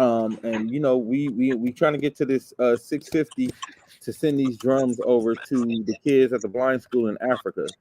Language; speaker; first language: English; native; English